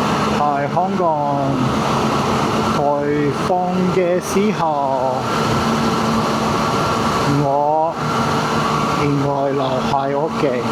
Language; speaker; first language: Chinese; non-native, learner; Japanese